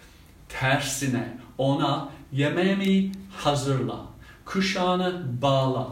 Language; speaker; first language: Turkish; non-native, fluent; English